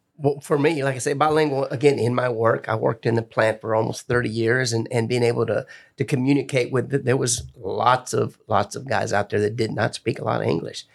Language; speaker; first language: English; early bilingual, other home language; Spanish